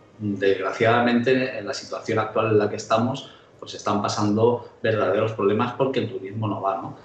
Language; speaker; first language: Spanish; early bilingual, heritage; Spanish